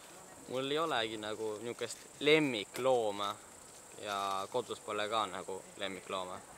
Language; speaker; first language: Estonian; early bilingual, other home language; English